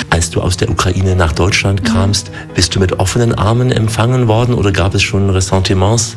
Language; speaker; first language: German; native; German